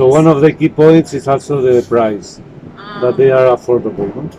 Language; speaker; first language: English; non-native, fluent; Spanish